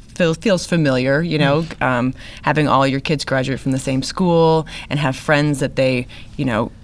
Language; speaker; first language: English; native; English